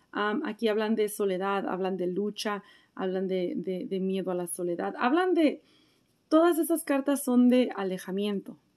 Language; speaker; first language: Spanish; early bilingual, heritage; Spanish